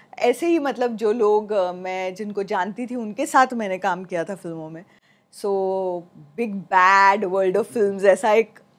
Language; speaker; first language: Hindi; non-native, local second language; Marathi